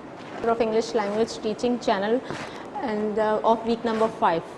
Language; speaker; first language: English; non-native, local second language; Urdu